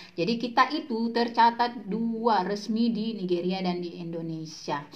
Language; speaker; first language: Indonesian; native; Indonesian